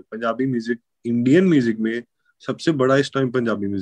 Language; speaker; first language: Hindi; non-native, local second language; Punjabi